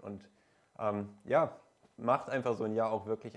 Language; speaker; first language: German; native; German